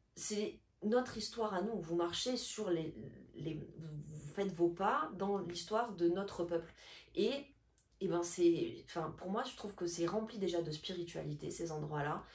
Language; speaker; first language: French; native; French